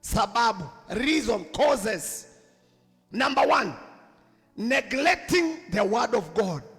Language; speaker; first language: English; non-native, local second language; Swahili